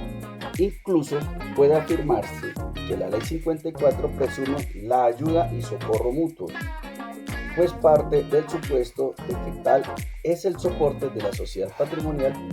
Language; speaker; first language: Spanish; native; Spanish